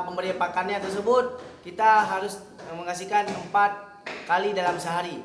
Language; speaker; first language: Indonesian; native; Indonesian